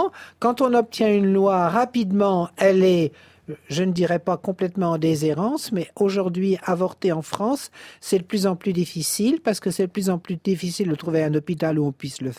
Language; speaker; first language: French; native; French